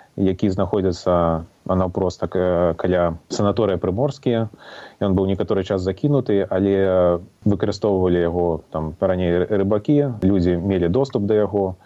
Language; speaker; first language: Belarusian; non-native, local second language; Russian